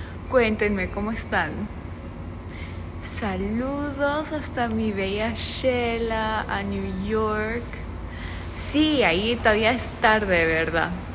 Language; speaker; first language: Spanish; native; Spanish